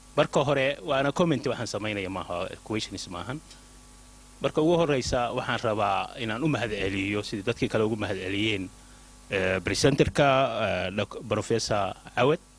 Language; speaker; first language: Somali; native; Somali